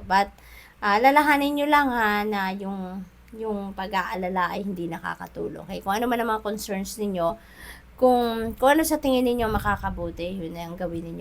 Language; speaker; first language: Filipino; native; Filipino